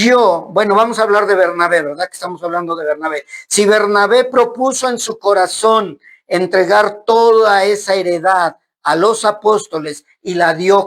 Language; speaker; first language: Spanish; native; Spanish